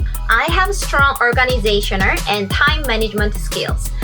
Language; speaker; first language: English; non-native, fluent; Korean